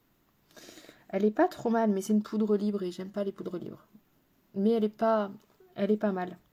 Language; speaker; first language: French; native; French